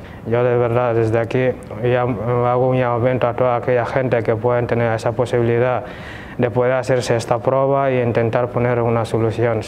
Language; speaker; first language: Spanish; non-native, fluent; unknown